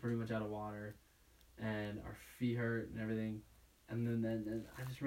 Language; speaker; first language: English; native; English